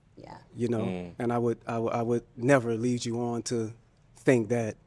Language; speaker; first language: English; native; English